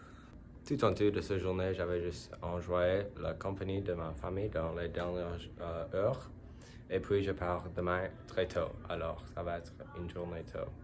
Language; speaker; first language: French; non-native, learner; English